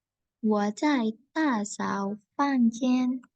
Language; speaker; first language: Chinese; non-native, fluent; Indonesian